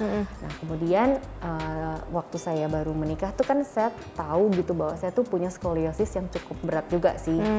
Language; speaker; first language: Indonesian; native; Indonesian